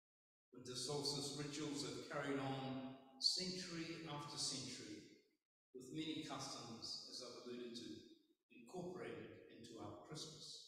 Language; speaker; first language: English; native; English